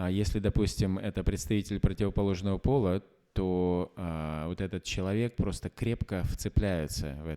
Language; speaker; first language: Russian; native; Russian